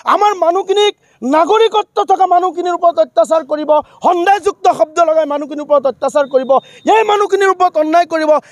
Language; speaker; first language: Assamese; non-native, local second language; Bangla